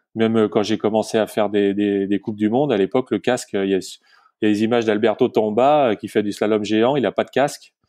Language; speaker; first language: French; native; French